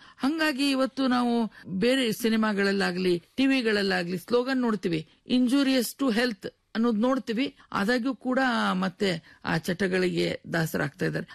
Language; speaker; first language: Kannada; native; Kannada